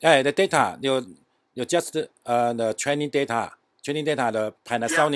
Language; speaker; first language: English; non-native, learner; Chinese